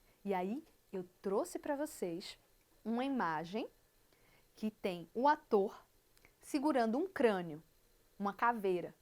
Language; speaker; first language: Portuguese; native; Portuguese